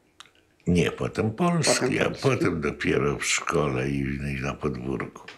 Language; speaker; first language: Polish; non-native, local second language; Russian